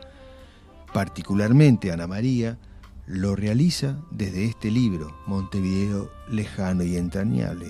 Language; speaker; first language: Spanish; native; Spanish